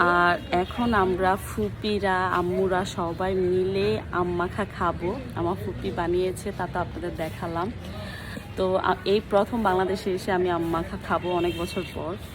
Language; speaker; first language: Bangla; early bilingual, heritage; Bangla